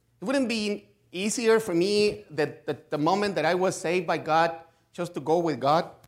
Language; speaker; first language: English; non-native, fluent; Spanish